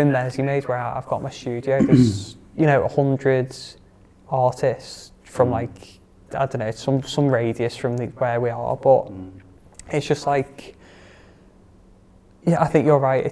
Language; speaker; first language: English; native; English